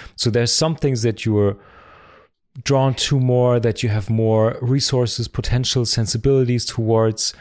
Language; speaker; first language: English; non-native, fluent; German